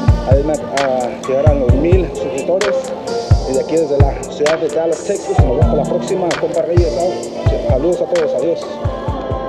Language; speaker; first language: Spanish; early bilingual, heritage; Spanish